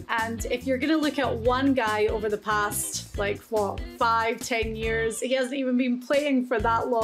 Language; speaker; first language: English; native; English